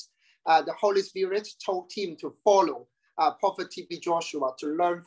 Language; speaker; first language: English; non-native, local second language; Cantonese